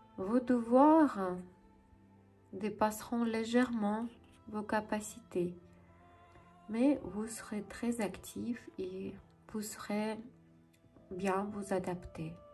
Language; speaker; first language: French; non-native, fluent; Ukrainian